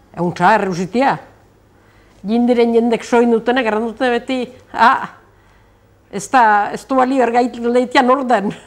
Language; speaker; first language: Basque; native; Basque